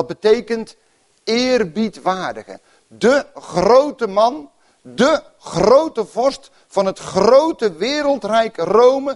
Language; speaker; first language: Dutch; native; Dutch